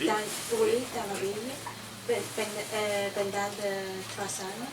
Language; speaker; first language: French; non-native, learner; Chinese